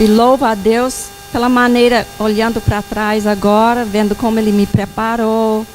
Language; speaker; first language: Portuguese; non-native, fluent; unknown